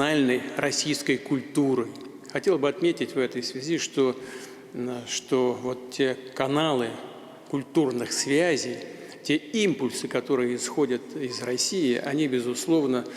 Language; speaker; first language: Russian; native; Russian